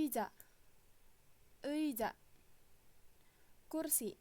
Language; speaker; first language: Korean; non-native, fluent; Indonesian